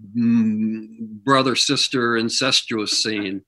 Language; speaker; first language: English; native; English